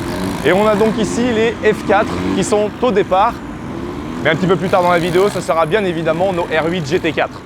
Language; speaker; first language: French; native; French